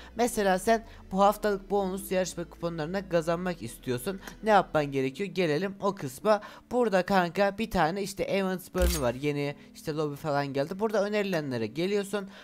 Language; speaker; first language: Turkish; native; Turkish